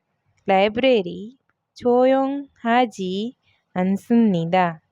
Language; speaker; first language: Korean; non-native, fluent; Hindi